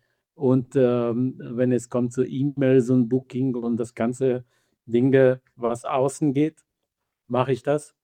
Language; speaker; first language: German; non-native, fluent; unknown